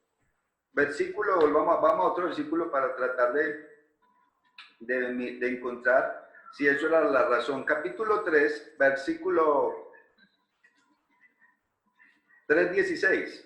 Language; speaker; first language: Spanish; native; Spanish